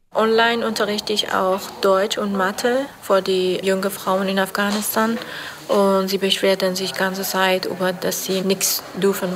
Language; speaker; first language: German; non-native, fluent; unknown